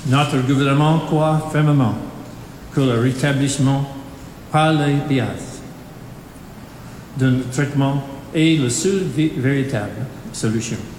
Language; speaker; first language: French; non-native, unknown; English